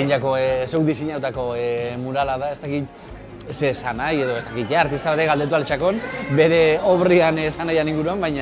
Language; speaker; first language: Basque; native; Basque